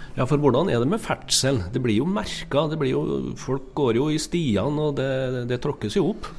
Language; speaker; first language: Norwegian; native; Norwegian